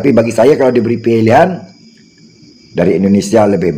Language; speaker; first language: Malay; native; Malay